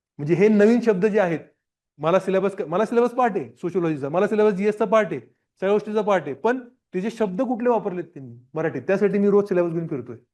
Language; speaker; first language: Marathi; non-native, local second language; Gujarati